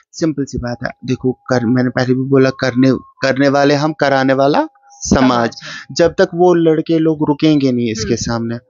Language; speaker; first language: Hindi; non-native, local second language; Kashmiri